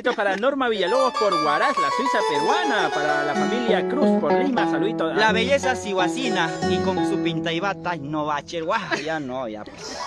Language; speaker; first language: Spanish; non-native, local second language; Quechua